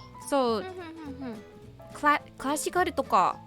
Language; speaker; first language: Japanese; non-native, learner; English